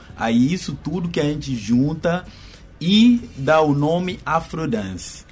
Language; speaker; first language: Portuguese; non-native, fluent; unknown